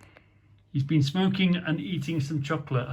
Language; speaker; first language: English; native; English